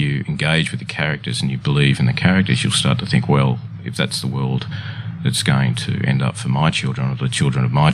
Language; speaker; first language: English; native; English